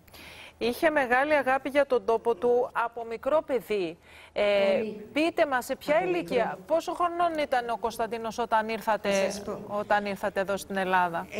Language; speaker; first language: Greek; native; Greek